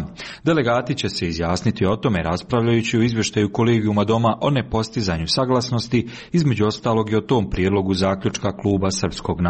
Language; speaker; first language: Serbian; native; Serbian